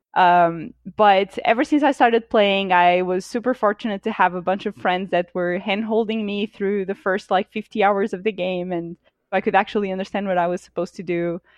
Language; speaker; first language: English; non-native, fluent; Portuguese